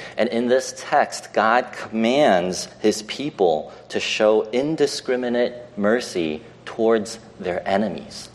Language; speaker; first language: English; early bilingual, other home language; Chinese